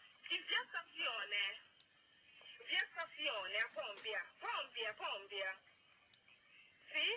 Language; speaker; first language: Italian; non-native, learner; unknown